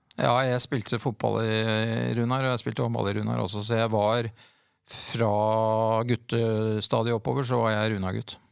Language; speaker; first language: Norwegian; native; Norwegian